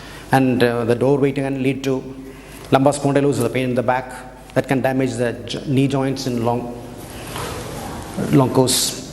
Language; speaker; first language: English; non-native, local second language; Malayalam